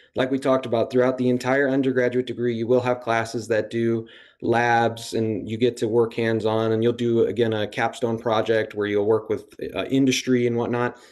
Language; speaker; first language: English; native; English